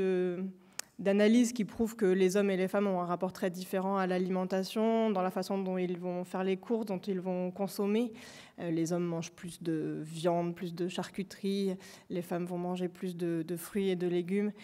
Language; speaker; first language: French; native; French